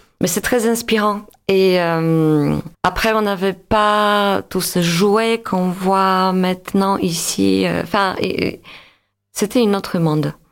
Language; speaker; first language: French; non-native, fluent; Polish